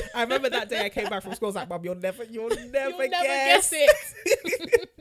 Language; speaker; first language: English; native; English